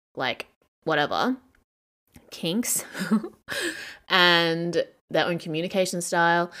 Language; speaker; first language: English; native; English